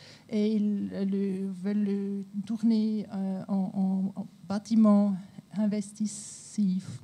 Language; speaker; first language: French; non-native, local second language; German